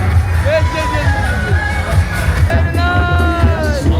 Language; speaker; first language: English; non-native, learner; Azerbaijani